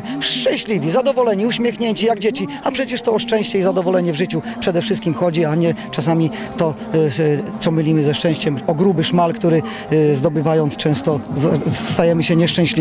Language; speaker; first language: Polish; native; Polish